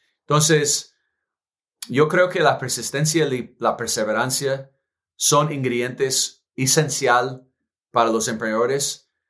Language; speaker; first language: Spanish; non-native, fluent; English